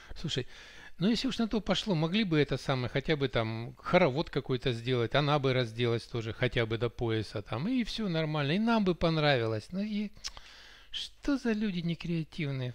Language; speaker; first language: Russian; native; Russian